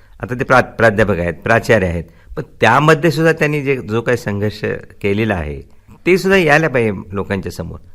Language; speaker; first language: Marathi; non-native, local second language; Gujarati